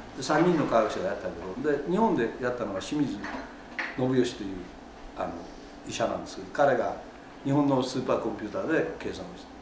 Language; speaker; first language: Japanese; native; Japanese